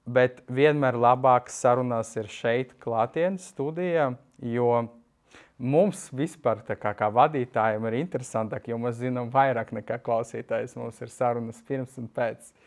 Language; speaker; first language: Latvian; non-native, local second language; Russian